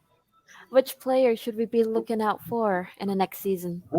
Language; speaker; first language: English; non-native, fluent; Khmer